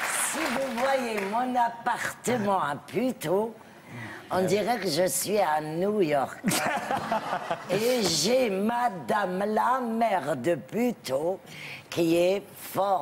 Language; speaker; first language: French; non-native, local second language; Arabic